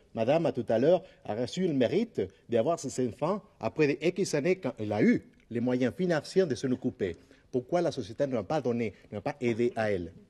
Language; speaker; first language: French; non-native, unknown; Spanish